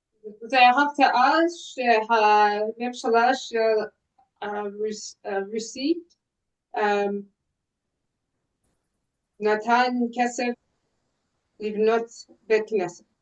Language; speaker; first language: Hebrew; non-native, learner; English